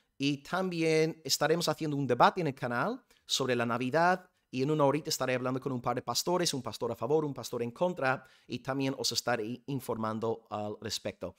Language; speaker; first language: Spanish; non-native, fluent; English